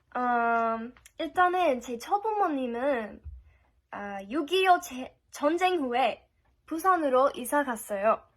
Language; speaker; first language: Korean; non-native, fluent; English